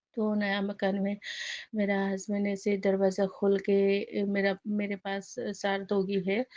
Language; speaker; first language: Hindi; non-native, local second language; Assamese